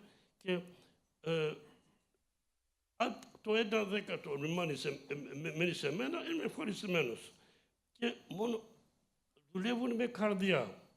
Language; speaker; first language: Greek; early bilingual, heritage; Greek